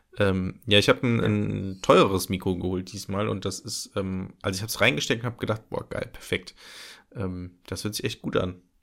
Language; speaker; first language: German; native; German